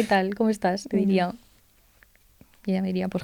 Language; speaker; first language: Spanish; native; Spanish